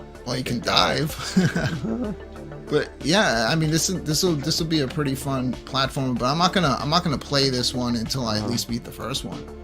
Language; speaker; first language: English; native; English